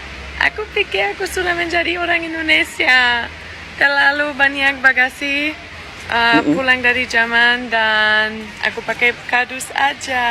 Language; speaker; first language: Indonesian; non-native, fluent; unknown